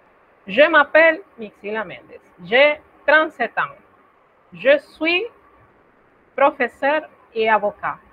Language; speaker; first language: French; non-native, fluent; Spanish